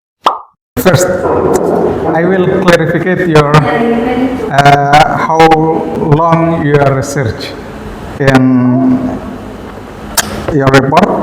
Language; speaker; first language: English; non-native, learner; Indonesian